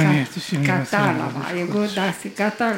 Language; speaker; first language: Greek; non-native, learner; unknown